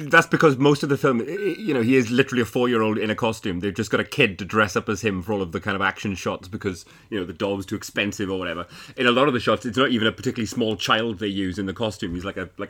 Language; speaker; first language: English; native; English